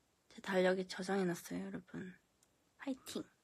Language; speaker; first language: Korean; early bilingual, heritage; Korean